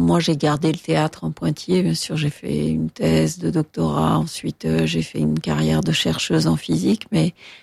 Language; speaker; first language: French; native; French